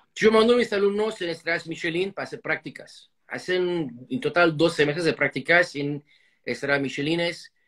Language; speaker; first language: Spanish; non-native, fluent; English